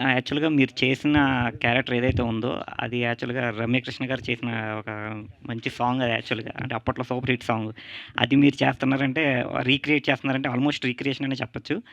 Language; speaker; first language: Telugu; native; Telugu